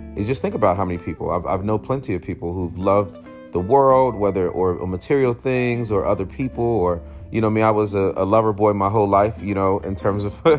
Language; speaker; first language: English; native; English